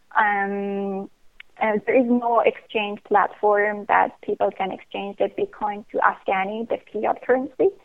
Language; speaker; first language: English; non-native, fluent; Persian